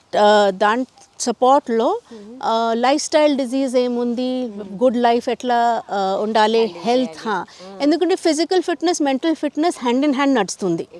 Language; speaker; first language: Telugu; non-native, fluent; Hindi